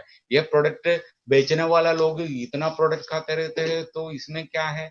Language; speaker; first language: Hindi; non-native, local second language; Malayalam